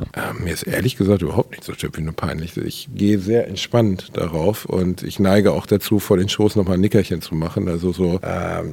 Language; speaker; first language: German; native; German